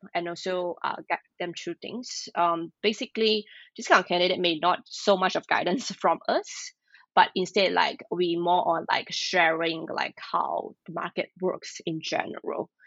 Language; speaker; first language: English; non-native, local second language; Chinese